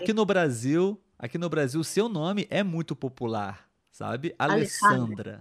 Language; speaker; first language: Portuguese; non-native, learner; Spanish